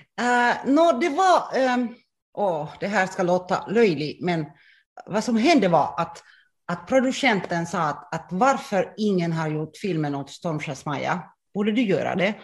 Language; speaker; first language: Swedish; non-native, local second language; Finnish